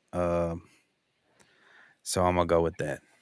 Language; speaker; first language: English; native; English